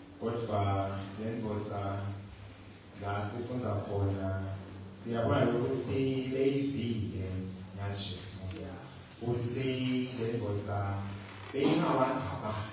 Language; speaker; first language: Zulu; non-native, local second language; Swati